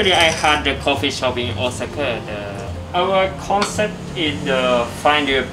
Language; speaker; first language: English; non-native, learner; Japanese